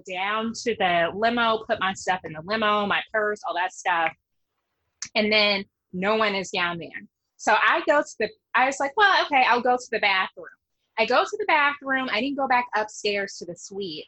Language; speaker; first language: English; native; English